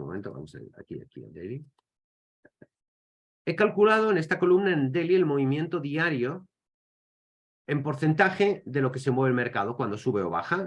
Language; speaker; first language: Spanish; native; Spanish